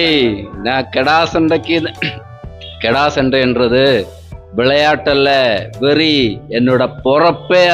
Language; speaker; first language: Tamil; non-native, learner; Malayalam